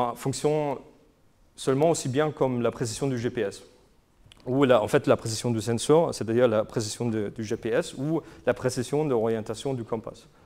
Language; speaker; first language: French; non-native, fluent; German